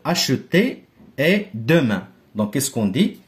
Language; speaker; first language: French; non-native, local second language; Arabic